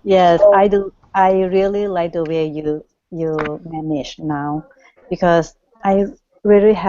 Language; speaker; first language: English; non-native, learner; Thai